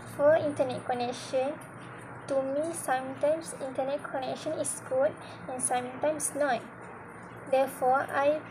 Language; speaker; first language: English; non-native, local second language; Malay